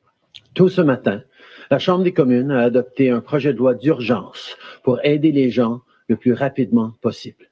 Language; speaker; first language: French; native; French